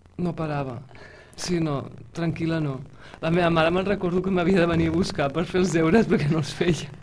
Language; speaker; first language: Catalan; early bilingual, heritage; Catalan